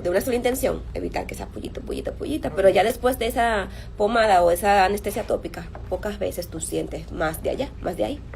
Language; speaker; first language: Spanish; native; Spanish